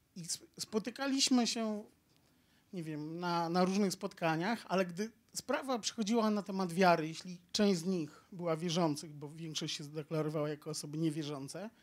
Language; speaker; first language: Polish; native; Polish